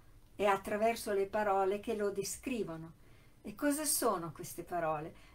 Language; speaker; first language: Italian; native; Italian